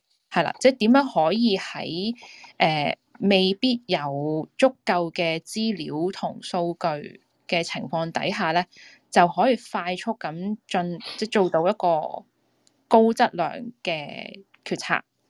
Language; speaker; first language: Cantonese; native; Cantonese